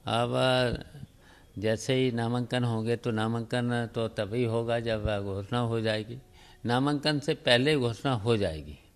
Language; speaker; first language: Hindi; native; Hindi